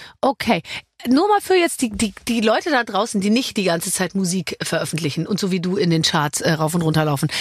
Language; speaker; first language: German; native; German